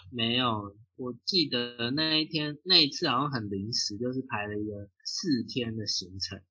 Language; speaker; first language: Chinese; native; Chinese